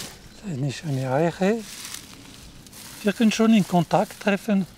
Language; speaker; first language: German; non-native, local second language; French